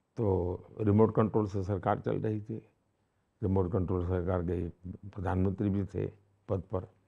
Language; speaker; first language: Hindi; non-native, local second language; Gujarati